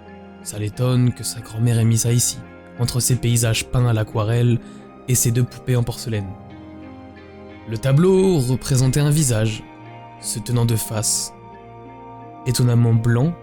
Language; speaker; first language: French; native; French